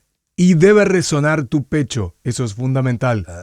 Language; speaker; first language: Spanish; native; Spanish